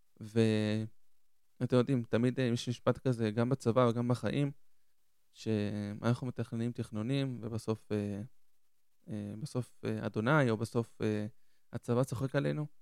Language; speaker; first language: Hebrew; early bilingual, other home language; Spanish